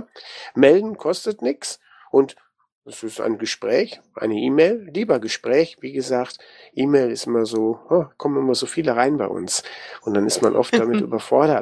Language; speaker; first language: German; native; German